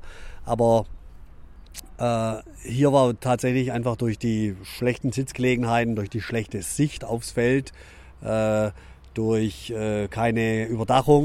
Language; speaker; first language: German; native; German